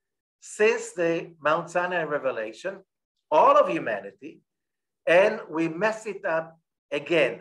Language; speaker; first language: English; non-native, fluent; Hebrew